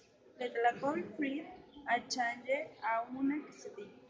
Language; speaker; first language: French; non-native, learner; Spanish